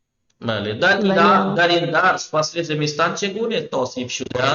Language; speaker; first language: Persian; non-native, fluent; Urdu